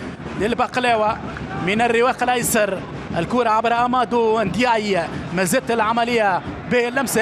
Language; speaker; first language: Arabic; native; Arabic